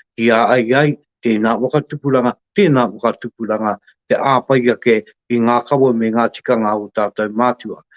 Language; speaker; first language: Māori; native; Māori